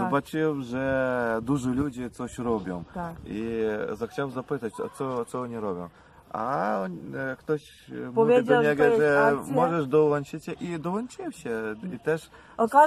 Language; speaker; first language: Polish; non-native, learner; Ukrainian